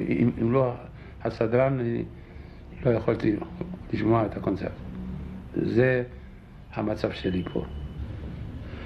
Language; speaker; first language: Hebrew; non-native, fluent; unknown